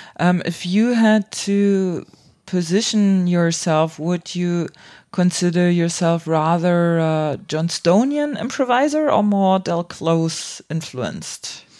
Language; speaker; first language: English; non-native, fluent; German